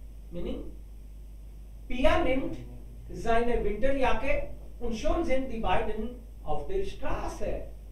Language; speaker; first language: German; non-native, fluent; Hindi